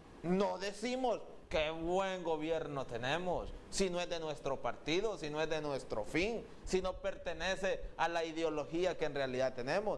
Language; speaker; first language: Spanish; native; Spanish